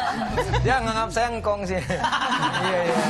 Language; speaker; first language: Indonesian; native; Indonesian